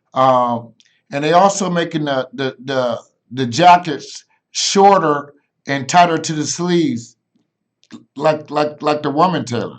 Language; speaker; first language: English; native; English